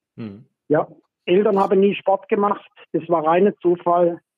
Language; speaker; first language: German; native; German